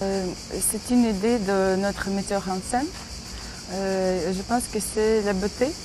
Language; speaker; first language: French; non-native, learner; Ukrainian